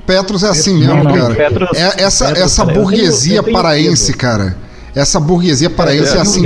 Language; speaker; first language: Portuguese; native; Portuguese